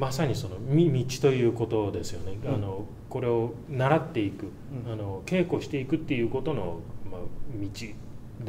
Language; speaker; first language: Japanese; native; Japanese